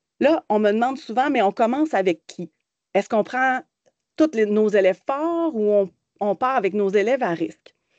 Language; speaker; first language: French; native; French